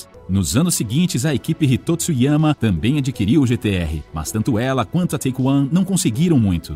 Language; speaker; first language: Portuguese; native; Portuguese